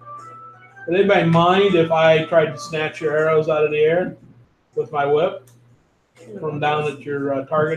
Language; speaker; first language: English; native; English